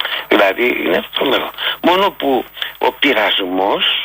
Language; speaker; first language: Greek; native; Greek